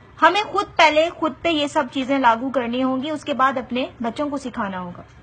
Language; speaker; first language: Urdu; non-native, local second language; Punjabi